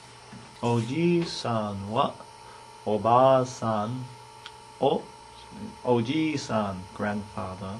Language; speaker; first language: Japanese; non-native, learner; English